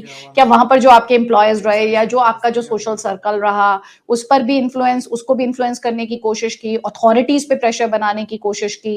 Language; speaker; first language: Hindi; native; Hindi